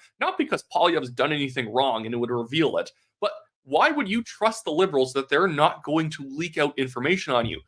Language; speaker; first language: English; native; English